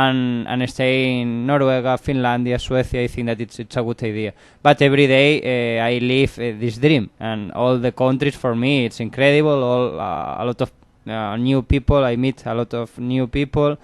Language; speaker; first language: English; non-native, learner; Spanish